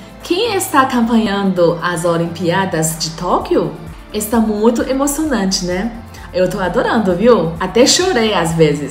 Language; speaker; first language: Portuguese; non-native, fluent; Chinese